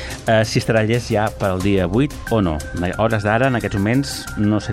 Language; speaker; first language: Catalan; native; Catalan